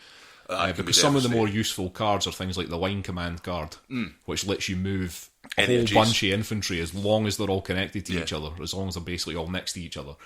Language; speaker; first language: English; native; English